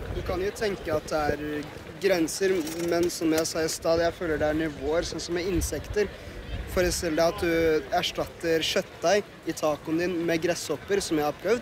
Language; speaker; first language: Norwegian; native; Norwegian